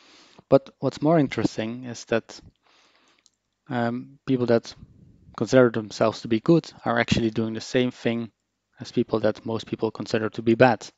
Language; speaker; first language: English; non-native, fluent; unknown